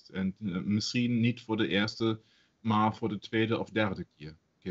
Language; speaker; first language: Dutch; non-native, learner; German